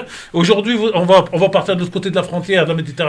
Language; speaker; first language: French; native; French